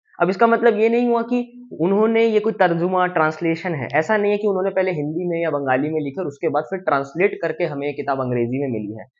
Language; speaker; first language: Hindi; native; Hindi